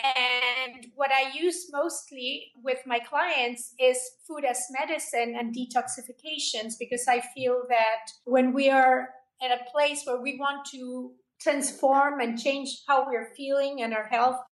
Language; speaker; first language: English; non-native, fluent; Spanish